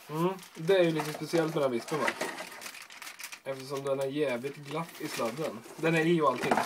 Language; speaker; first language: Swedish; native; Swedish